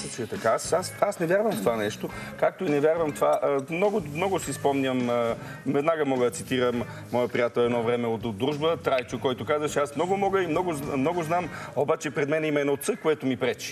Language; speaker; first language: Bulgarian; native; Bulgarian